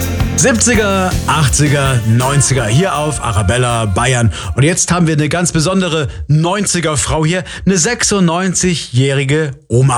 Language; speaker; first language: German; native; German